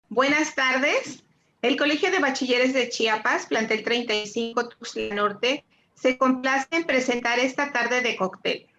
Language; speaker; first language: Spanish; native; Spanish